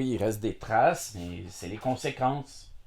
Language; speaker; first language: French; native; French